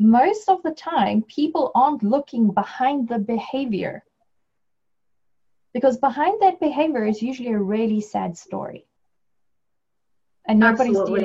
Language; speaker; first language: English; native; English